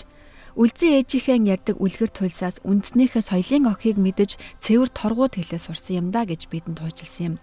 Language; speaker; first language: Mongolian; native; Mongolian